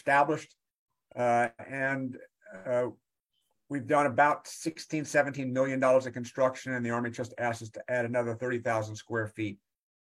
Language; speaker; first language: English; native; English